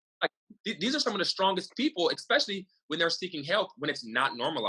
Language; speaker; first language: English; native; English